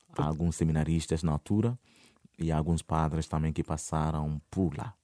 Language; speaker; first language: Portuguese; non-native, fluent; Akan